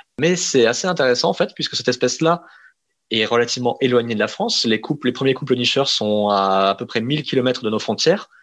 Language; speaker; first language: French; native; French